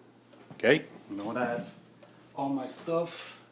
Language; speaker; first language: English; non-native, learner; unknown